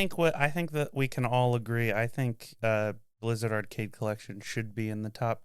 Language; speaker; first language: English; native; English